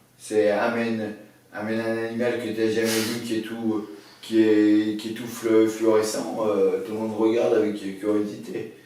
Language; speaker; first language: French; early bilingual, other home language; Persian